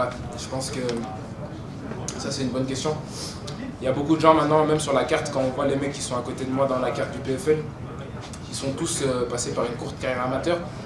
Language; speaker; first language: French; native; French